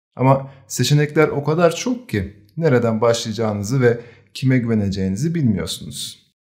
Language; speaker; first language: Turkish; native; Turkish